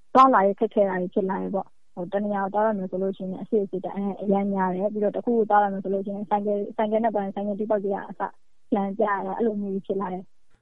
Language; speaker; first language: Burmese; native; Burmese